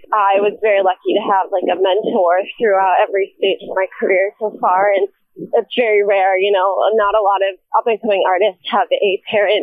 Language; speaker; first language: English; native; English